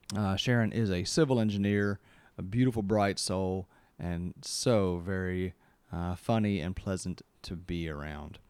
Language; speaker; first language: English; native; English